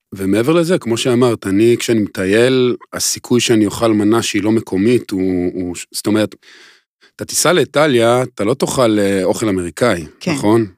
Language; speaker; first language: Hebrew; native; Hebrew